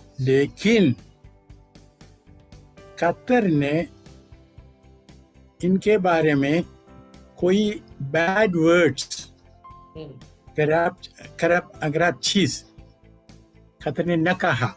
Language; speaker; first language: Hindi; non-native, local second language; Malayalam